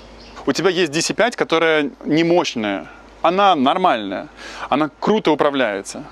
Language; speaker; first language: Russian; native; Russian